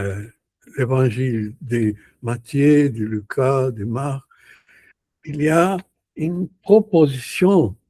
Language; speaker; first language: French; non-native, learner; Portuguese